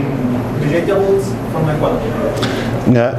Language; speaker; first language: English; non-native, learner; Spanish